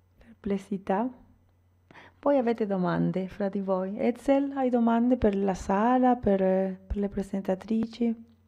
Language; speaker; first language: Italian; non-native, fluent; Spanish